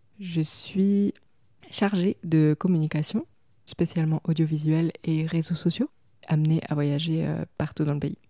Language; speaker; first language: French; native; French